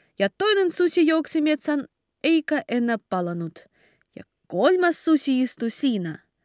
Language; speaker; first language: Finnish; non-native, learner; Ukrainian